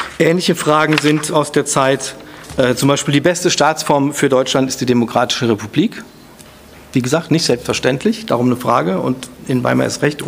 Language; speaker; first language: German; native; German